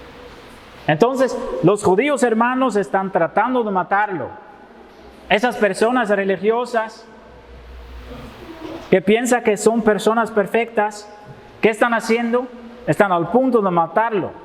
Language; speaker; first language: Spanish; non-native, fluent; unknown